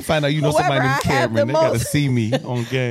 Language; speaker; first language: English; native; English